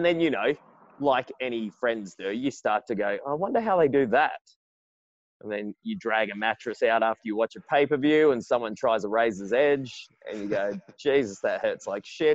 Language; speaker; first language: English; native; English